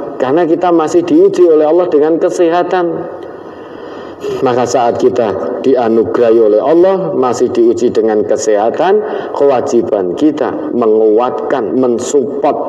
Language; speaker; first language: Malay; non-native, local second language; Javanese